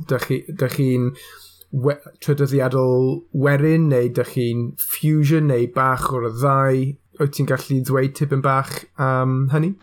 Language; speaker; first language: Welsh; non-native, local second language; English